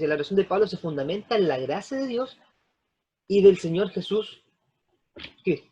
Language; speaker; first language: Spanish; native; Spanish